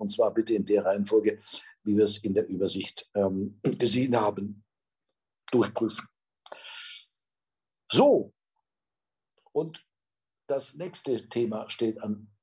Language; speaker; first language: German; native; German